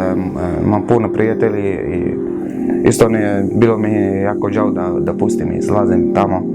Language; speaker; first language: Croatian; non-native, learner; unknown